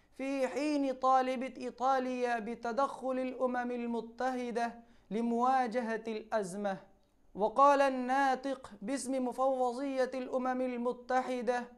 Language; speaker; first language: Arabic; non-native, fluent; Urdu